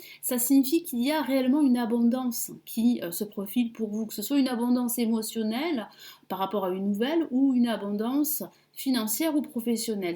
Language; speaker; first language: French; native; French